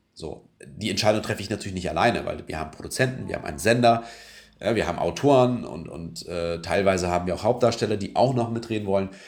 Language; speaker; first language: German; early bilingual, other home language; Turkish